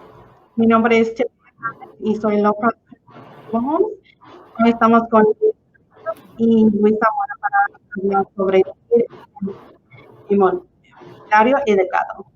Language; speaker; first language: Spanish; early bilingual, heritage; Spanish